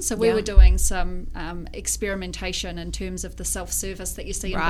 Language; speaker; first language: English; native; English